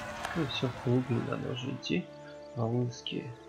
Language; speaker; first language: Russian; native; Russian